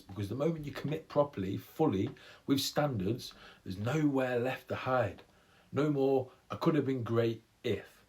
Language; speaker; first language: English; native; English